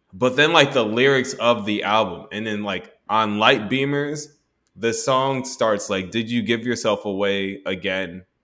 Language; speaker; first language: English; native; English